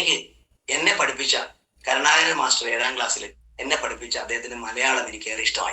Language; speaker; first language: Malayalam; native; Malayalam